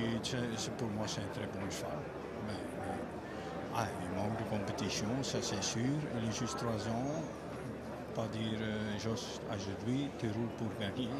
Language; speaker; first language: French; non-native, local second language; Dutch